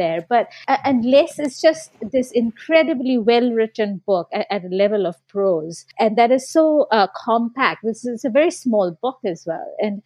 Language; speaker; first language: English; non-native, local second language; Bangla